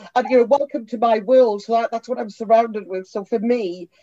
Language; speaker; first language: English; native; English